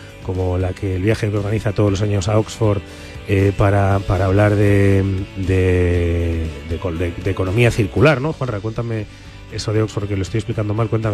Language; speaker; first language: Spanish; native; Spanish